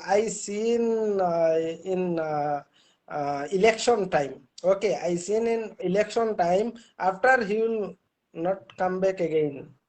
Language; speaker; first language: English; non-native, learner; Bangla